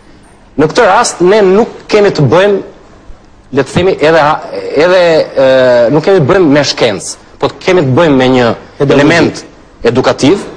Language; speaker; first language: Albanian; native; Albanian